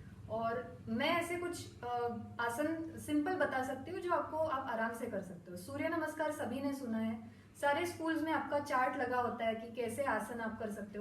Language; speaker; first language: Hindi; non-native, local second language; Marathi